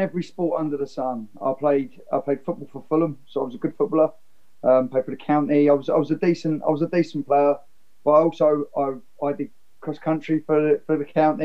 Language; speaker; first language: English; native; English